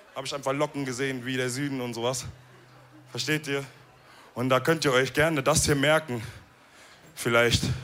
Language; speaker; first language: German; early bilingual, other home language; Wolof